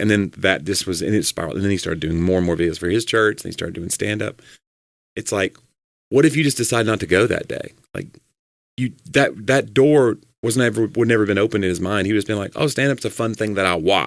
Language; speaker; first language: English; native; English